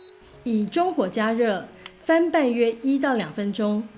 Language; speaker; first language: Chinese; native; Chinese